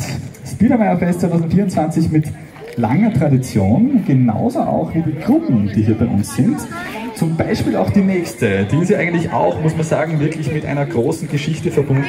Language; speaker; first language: German; native; German